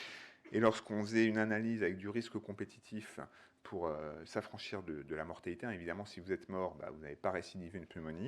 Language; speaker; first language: French; native; French